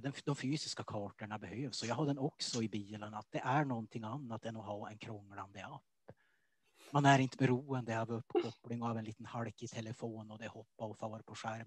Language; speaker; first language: Swedish; native; Swedish